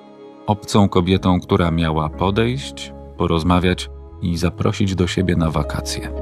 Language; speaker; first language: Polish; native; Polish